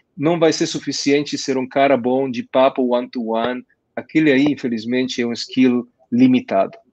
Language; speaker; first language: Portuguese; non-native, fluent; Italian